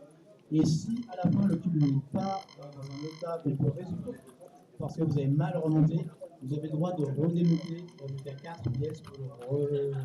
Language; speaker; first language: French; native; French